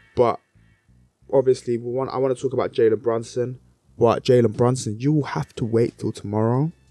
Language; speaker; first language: English; native; English